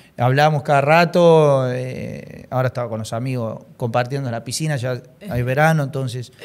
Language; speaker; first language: Spanish; native; Spanish